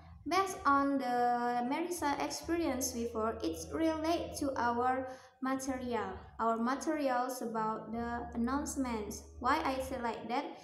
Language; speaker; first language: English; non-native, learner; Minangkabau